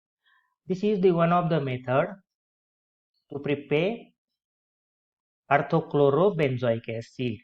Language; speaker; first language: English; non-native, local second language; Marathi